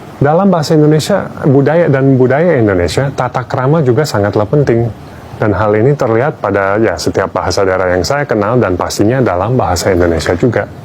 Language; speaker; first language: Indonesian; non-native, fluent; English